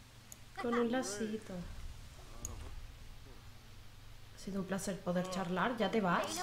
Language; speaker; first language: Spanish; native; Spanish